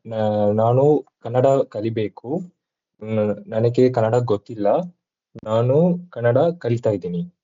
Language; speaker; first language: Kannada; non-native, learner; Tamil